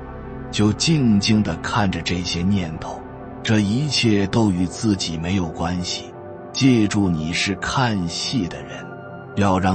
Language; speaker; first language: Chinese; native; Chinese